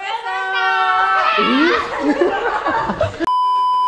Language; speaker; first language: Japanese; early bilingual, other home language; Filipino